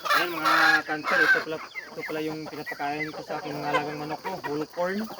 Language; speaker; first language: Filipino; non-native, local second language; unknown